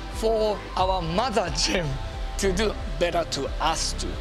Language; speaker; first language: English; non-native, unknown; Japanese